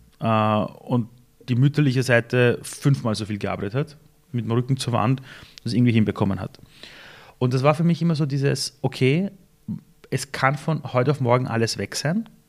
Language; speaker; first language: German; early bilingual, other home language; Persian